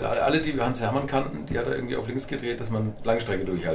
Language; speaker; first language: German; native; German